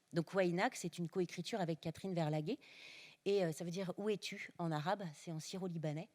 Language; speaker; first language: French; native; French